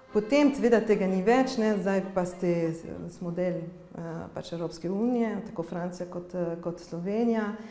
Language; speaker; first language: Slovenian; non-native, fluent; French